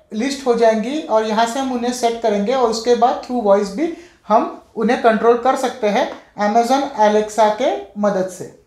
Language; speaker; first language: Hindi; non-native, local second language; Marathi